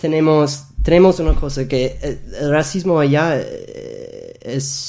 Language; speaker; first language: Spanish; non-native, fluent; English